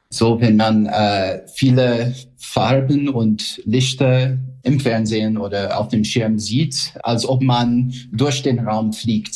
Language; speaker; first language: German; non-native, fluent; English